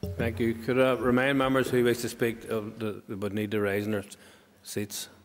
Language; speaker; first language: English; native; English